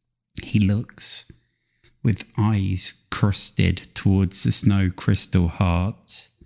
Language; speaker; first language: English; native; English